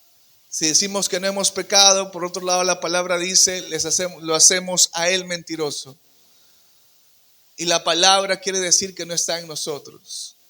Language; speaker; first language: Spanish; native; Spanish